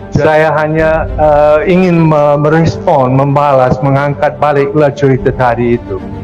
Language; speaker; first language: Malay; non-native, fluent; English